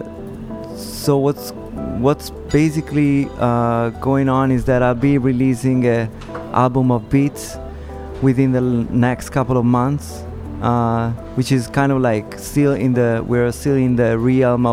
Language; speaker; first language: English; non-native, fluent; Italian